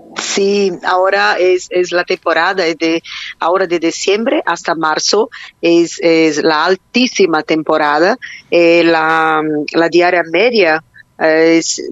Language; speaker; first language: Spanish; non-native, learner; Portuguese